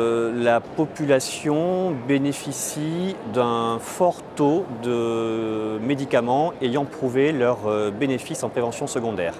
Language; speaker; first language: French; native; French